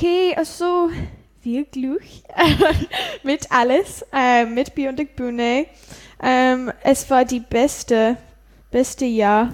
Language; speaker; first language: German; non-native, learner; English